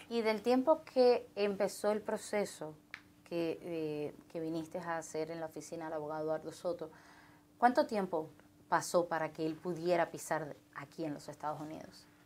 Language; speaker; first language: Spanish; native; Spanish